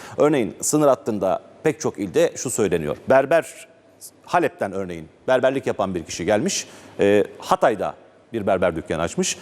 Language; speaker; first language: Turkish; native; Turkish